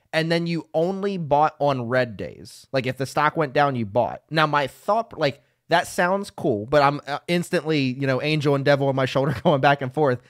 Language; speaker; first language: English; native; English